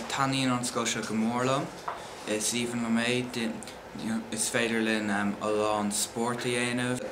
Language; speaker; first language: Irish; non-native, local second language; English